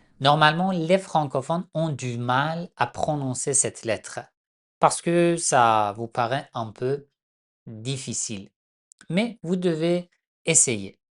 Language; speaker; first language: French; non-native, fluent; Persian